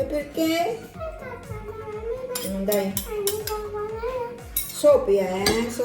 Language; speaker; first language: Italian; non-native, learner; Filipino